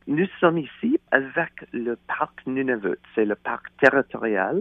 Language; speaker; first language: French; non-native, learner; English